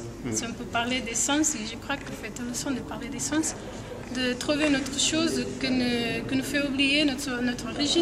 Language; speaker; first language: French; non-native, fluent; Portuguese